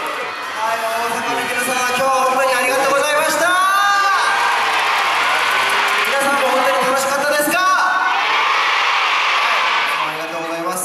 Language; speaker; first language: Japanese; non-native, fluent; Korean